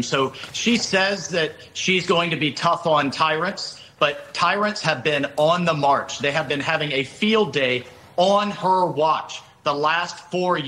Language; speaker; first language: English; native; English